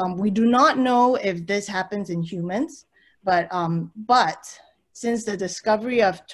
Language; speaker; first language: English; early bilingual, other home language; Chinese